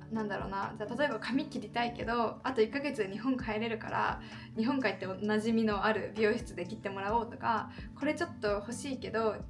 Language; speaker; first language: Japanese; native; Japanese